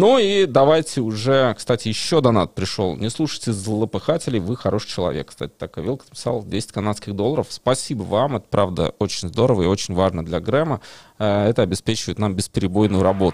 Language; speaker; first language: Russian; native; Russian